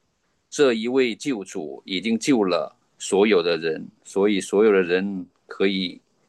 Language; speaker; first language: Chinese; native; Chinese